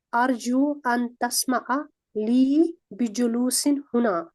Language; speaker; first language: Arabic; non-native, learner; Urdu